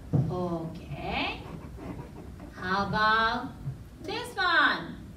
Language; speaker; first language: English; non-native, fluent; Japanese